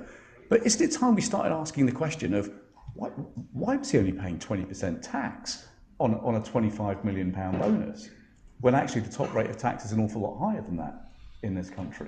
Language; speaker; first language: English; native; English